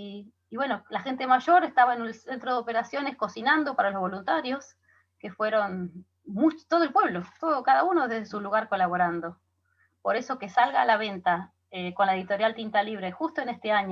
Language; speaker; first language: Spanish; native; Spanish